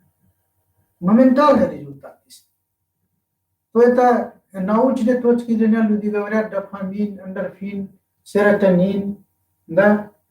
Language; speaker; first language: Russian; non-native, fluent; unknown